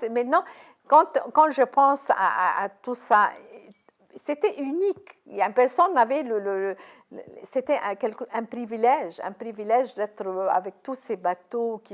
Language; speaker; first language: French; non-native, fluent; Arabic